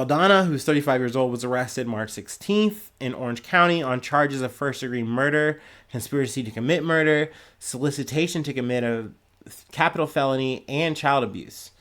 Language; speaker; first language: English; native; English